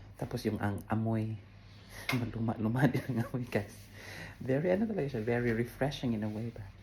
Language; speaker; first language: Filipino; native; Filipino